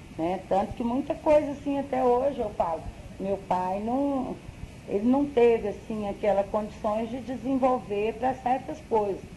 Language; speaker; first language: Portuguese; native; Portuguese